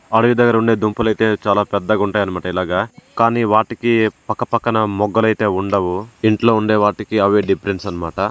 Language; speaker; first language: Telugu; non-native, local second language; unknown